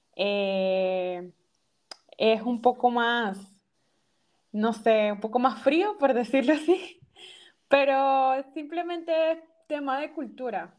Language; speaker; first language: Spanish; native; Spanish